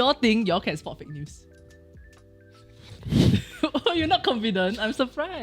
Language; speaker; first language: English; native; English